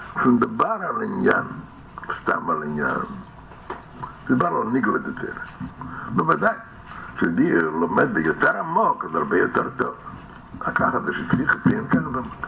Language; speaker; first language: Hebrew; non-native, fluent; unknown